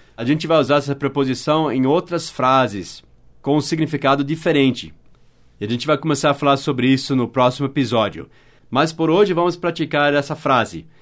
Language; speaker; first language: Portuguese; non-native, fluent; English